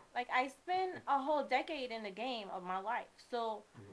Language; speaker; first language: English; native; English